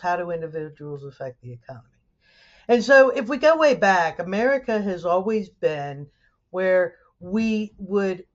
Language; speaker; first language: English; native; English